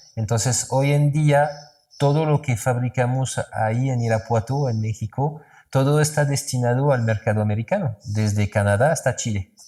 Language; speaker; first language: Spanish; non-native, fluent; French